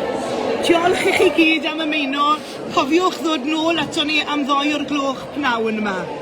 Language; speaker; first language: Welsh; native; Welsh